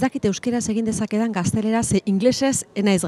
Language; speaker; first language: Basque; native; Basque